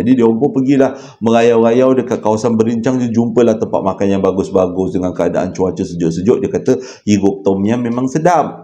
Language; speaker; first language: Malay; native; Malay